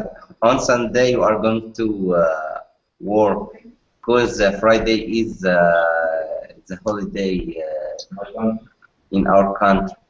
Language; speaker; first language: English; non-native, learner; Arabic